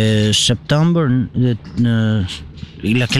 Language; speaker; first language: French; non-native, learner; Albanian